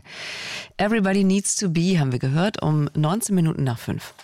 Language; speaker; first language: German; native; German